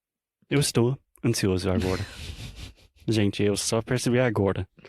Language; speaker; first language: Portuguese; non-native, fluent; English